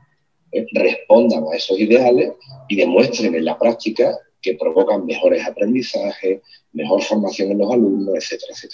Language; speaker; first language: Spanish; native; Spanish